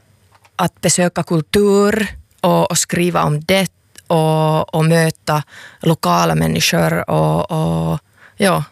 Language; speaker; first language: Swedish; non-native, local second language; Finnish